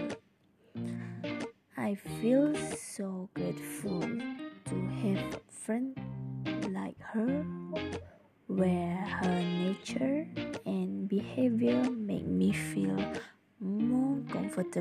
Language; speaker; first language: English; non-native, local second language; Malay